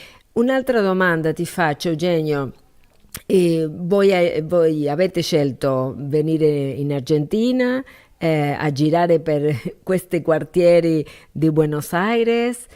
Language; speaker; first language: Italian; non-native, learner; Spanish